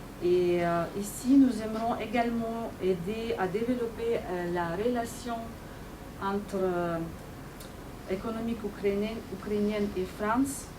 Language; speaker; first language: French; non-native, fluent; Ukrainian